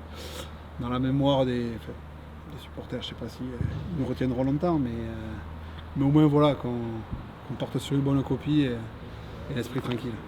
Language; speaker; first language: French; native; French